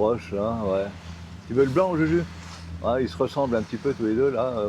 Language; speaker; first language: French; native; French